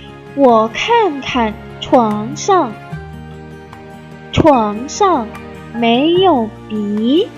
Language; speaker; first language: Chinese; non-native, fluent; Indonesian